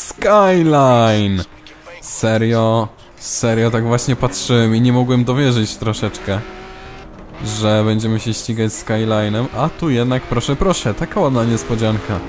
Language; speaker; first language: Polish; native; Polish